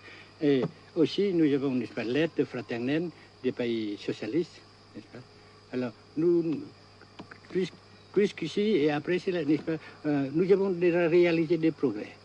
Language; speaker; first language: French; non-native, fluent; Vietnamese